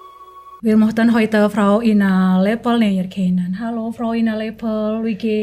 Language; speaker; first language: German; non-native, learner; Indonesian